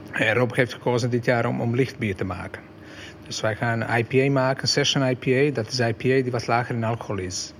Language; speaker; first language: Dutch; non-native, fluent; Croatian